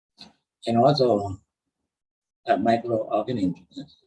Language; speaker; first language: English; non-native, learner; Thai